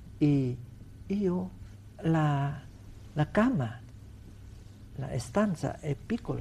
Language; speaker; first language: Spanish; non-native, learner; Vietnamese